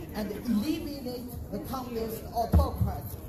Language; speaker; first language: English; non-native, fluent; Chinese